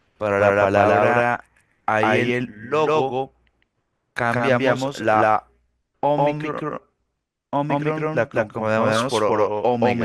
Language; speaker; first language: Spanish; early bilingual, heritage; English